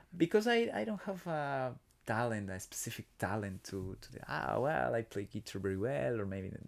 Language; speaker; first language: English; non-native, learner; Spanish